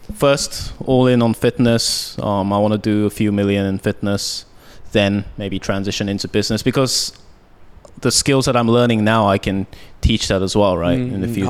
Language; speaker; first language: English; early bilingual, heritage; Japanese